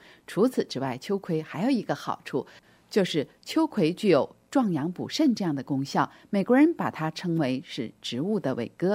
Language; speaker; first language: Chinese; native; Chinese